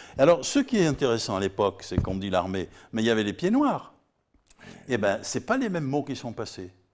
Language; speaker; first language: French; native; French